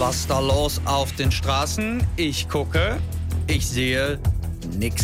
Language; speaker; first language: German; native; German